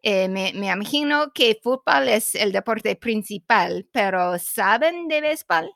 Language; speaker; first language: Spanish; non-native, fluent; English